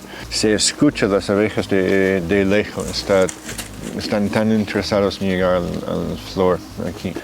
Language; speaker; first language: Spanish; non-native, fluent; English